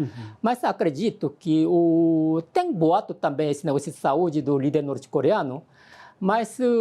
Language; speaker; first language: Portuguese; non-native, learner; Korean